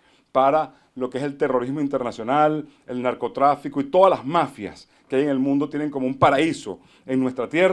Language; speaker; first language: Spanish; native; Spanish